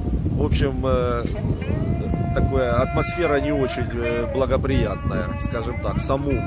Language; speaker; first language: Russian; native; Russian